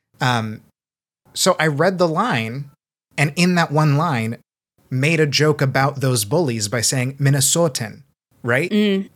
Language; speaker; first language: English; early bilingual, other home language; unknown